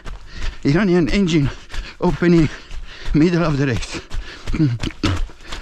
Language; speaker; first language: English; non-native, learner; Persian